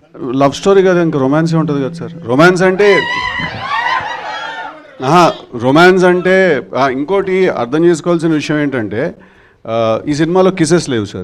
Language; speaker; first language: Telugu; native; Telugu